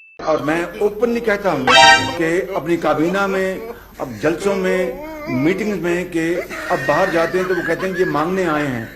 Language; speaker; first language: Urdu; non-native, local second language; Punjabi